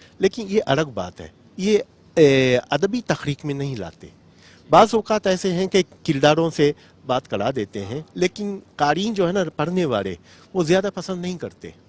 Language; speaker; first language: Urdu; non-native, fluent; Japanese